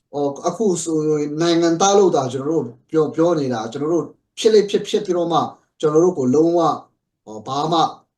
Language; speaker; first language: Burmese; non-native, local second language; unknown